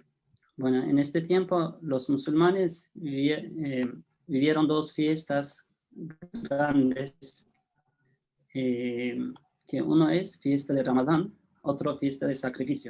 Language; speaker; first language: Spanish; non-native, fluent; Turkish